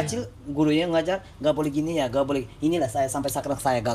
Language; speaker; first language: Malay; non-native, learner; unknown